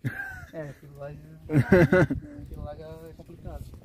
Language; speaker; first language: Portuguese; native; Portuguese